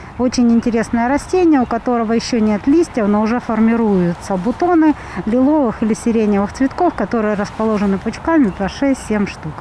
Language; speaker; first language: Russian; native; Russian